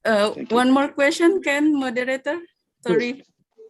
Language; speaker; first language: English; non-native, fluent; Indonesian